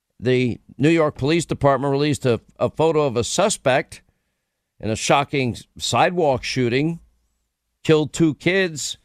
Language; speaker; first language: English; native; English